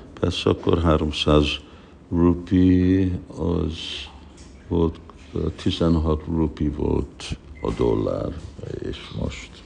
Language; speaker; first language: Hungarian; early bilingual, heritage; Hungarian